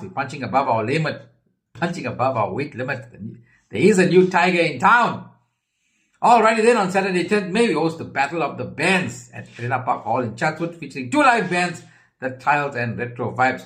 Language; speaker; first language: English; native; English